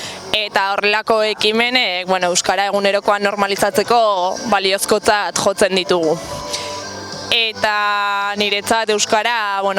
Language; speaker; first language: Basque; non-native, local second language; Spanish